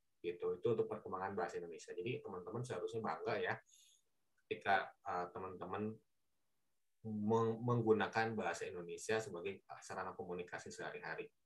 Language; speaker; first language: Indonesian; native; Indonesian